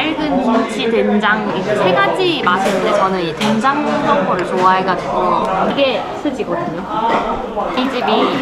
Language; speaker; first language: Korean; native; Korean